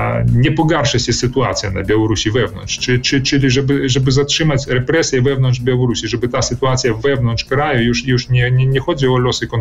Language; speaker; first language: Polish; early bilingual, heritage; Polish